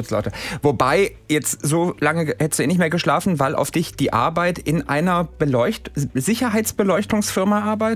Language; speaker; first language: German; native; German